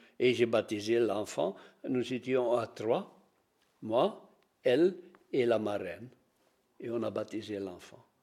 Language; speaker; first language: French; non-native, local second language; Dutch